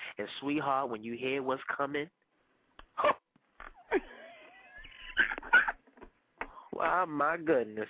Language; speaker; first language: English; non-native, fluent; Spanish